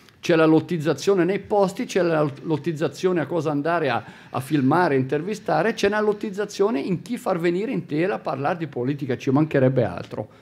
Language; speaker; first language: Italian; native; Italian